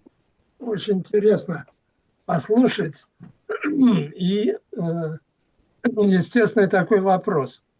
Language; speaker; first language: Russian; native; Russian